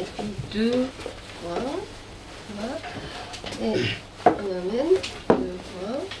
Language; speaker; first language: French; non-native, learner; Japanese